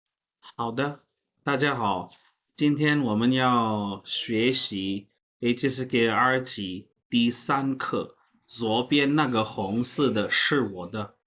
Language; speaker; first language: Chinese; non-native, fluent; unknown